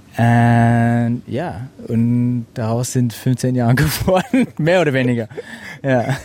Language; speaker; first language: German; non-native, fluent; English